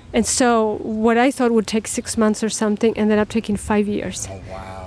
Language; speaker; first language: English; non-native, fluent; Spanish